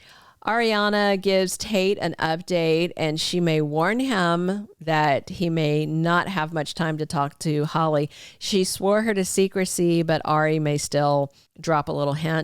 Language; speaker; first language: English; native; English